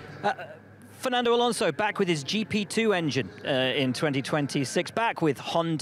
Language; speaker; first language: English; native; English